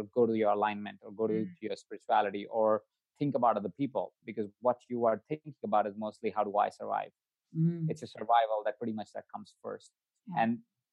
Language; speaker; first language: English; non-native, local second language; Hindi